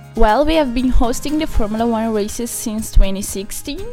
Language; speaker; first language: English; non-native, fluent; Azerbaijani